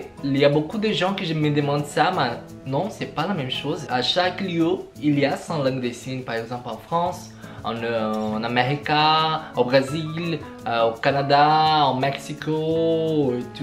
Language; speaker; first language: French; non-native, learner; Portuguese